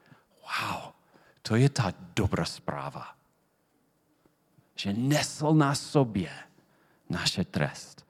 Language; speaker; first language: Czech; non-native, fluent; English